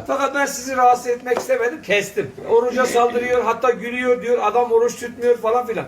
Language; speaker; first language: Turkish; non-native, local second language; Kurdish